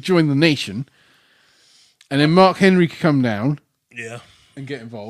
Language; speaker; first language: English; native; English